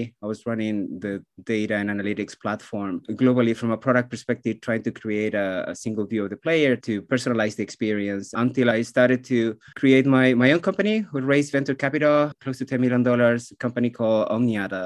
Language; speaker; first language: English; non-native, fluent; Spanish